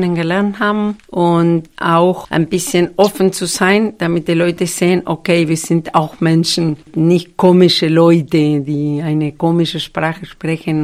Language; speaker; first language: German; non-native, fluent; Spanish